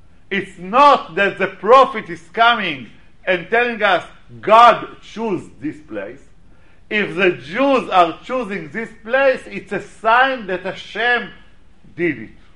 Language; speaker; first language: English; non-native, fluent; Hebrew